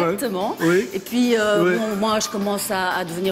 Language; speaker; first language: French; native; French